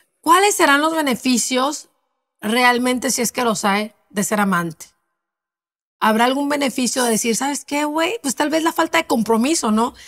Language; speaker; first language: Spanish; native; Spanish